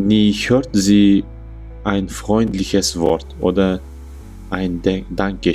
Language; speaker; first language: German; non-native, learner; Uzbek